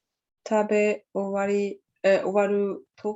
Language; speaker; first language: Japanese; non-native, learner; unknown